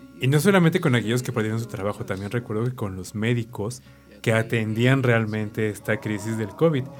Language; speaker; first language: Spanish; native; Spanish